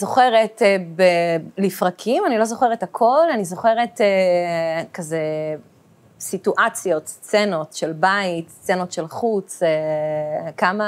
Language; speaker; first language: Hebrew; early bilingual, other home language; Russian